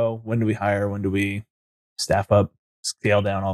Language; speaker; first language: English; native; English